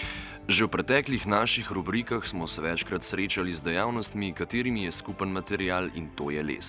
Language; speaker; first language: Slovenian; native; Slovenian